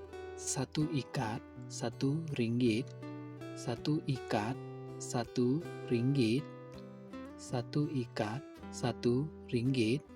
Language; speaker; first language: Indonesian; non-native, learner; Burmese